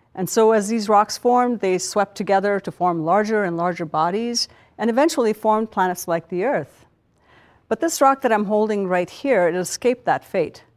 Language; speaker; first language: English; non-native, local second language; Punjabi